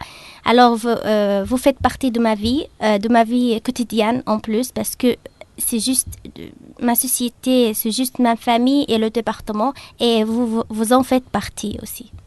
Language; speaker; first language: French; non-native, fluent; Arabic